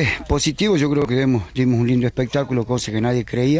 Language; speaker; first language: Spanish; native; Spanish